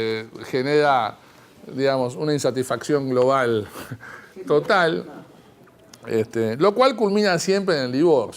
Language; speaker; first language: Spanish; native; Spanish